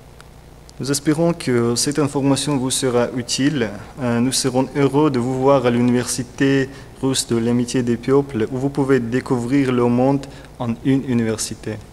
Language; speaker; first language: French; non-native, learner; Russian